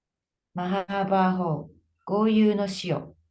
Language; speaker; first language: Japanese; native; Japanese